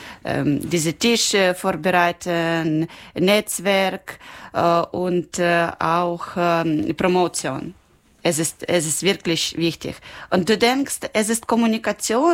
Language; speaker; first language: German; non-native, learner; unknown